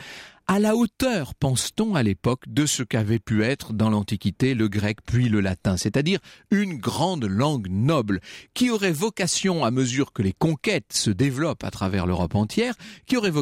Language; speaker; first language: French; native; French